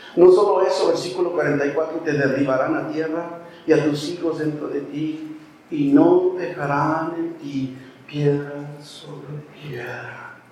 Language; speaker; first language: Spanish; native; Spanish